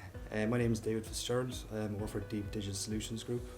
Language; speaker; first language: English; native; English